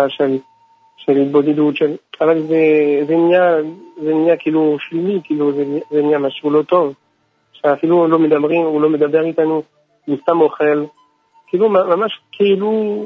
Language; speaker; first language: Hebrew; non-native, fluent; French